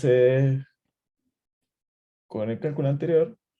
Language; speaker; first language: Spanish; native; Spanish